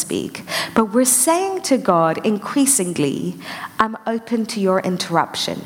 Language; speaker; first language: English; native; English